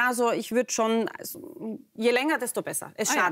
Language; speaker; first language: German; native; German